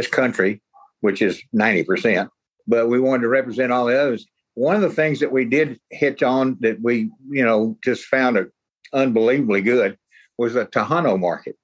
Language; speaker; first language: English; native; English